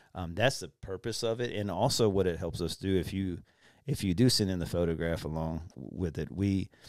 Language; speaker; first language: English; native; English